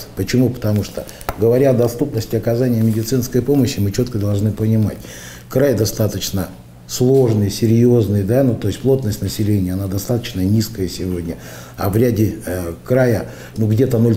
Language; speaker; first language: Russian; native; Russian